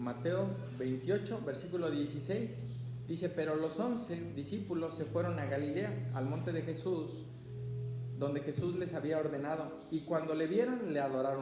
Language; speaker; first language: Spanish; native; Spanish